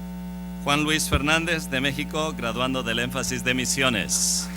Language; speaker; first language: Spanish; native; Spanish